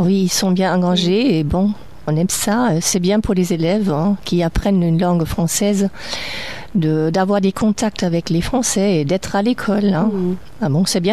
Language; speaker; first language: French; non-native, fluent; German